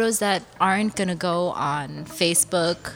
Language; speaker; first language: English; early bilingual, other home language; Korean